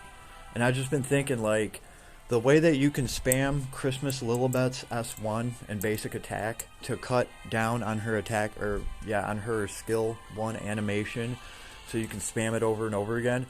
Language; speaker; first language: English; native; English